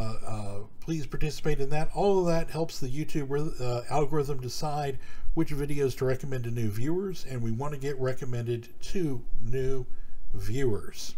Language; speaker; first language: English; native; English